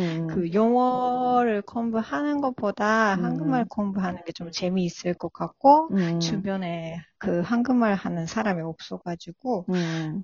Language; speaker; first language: Korean; non-native, fluent; Japanese